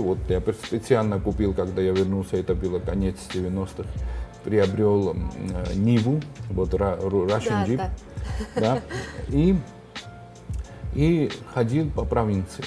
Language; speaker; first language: Russian; non-native, fluent; Georgian